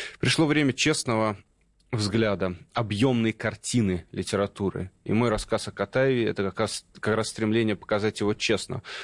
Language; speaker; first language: Russian; native; Russian